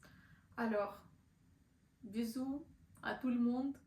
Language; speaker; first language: French; non-native, learner; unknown